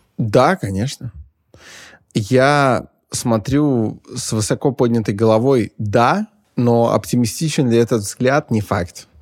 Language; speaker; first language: Russian; native; Russian